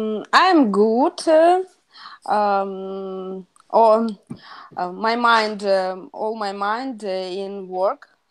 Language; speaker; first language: English; non-native, learner; Russian